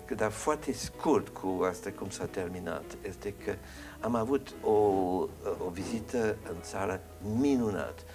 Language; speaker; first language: Romanian; early bilingual, heritage; English